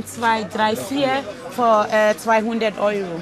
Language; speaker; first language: German; non-native, learner; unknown